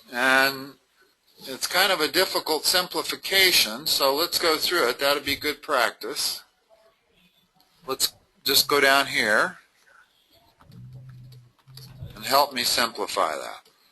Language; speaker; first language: English; native; English